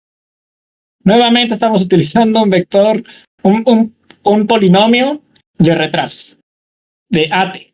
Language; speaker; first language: Spanish; native; Spanish